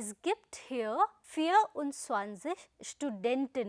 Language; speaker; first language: German; non-native, fluent; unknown